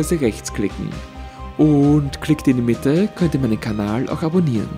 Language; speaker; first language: German; native; German